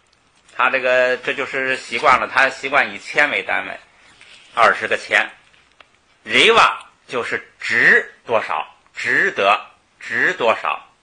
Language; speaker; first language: Chinese; native; Chinese